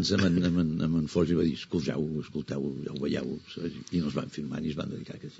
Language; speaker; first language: Catalan; native; Catalan